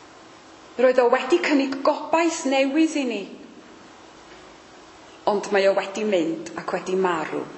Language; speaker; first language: Welsh; native; Welsh